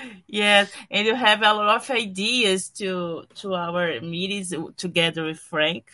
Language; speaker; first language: English; non-native, learner; Portuguese